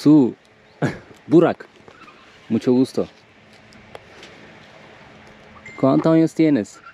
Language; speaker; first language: Spanish; non-native, learner; Turkish